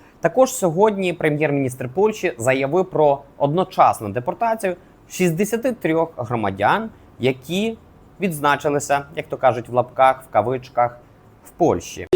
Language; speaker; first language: Ukrainian; native; Ukrainian